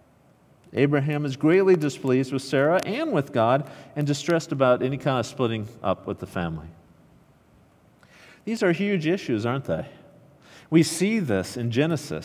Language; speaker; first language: English; native; English